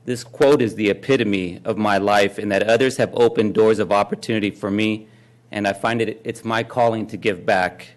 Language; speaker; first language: English; native; English